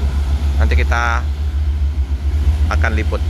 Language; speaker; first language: Indonesian; native; Indonesian